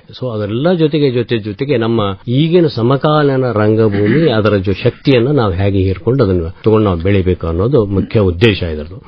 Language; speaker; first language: Kannada; native; Kannada